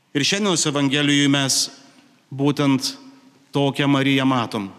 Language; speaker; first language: Lithuanian; native; Lithuanian